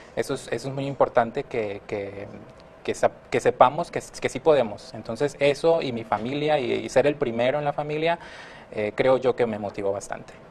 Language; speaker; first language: Spanish; early bilingual, heritage; Spanish